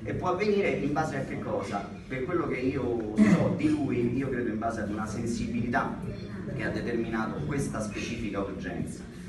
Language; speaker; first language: Italian; native; Italian